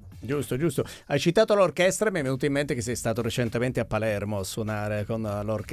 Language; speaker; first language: Italian; native; Italian